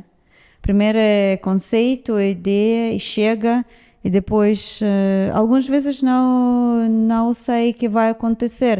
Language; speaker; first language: Portuguese; non-native, fluent; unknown